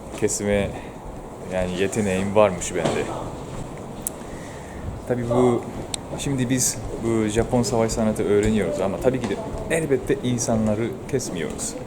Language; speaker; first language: Turkish; non-native, fluent; Japanese